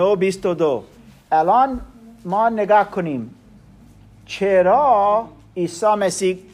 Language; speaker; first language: Persian; non-native, learner; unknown